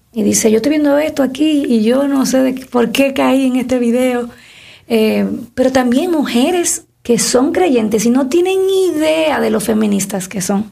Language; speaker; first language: Spanish; native; Spanish